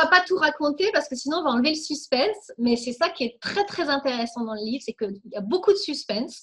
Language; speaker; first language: French; native; French